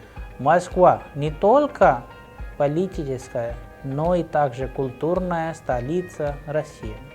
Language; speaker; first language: Russian; non-native, fluent; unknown